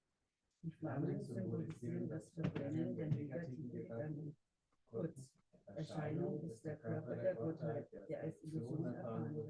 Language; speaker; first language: German; native; German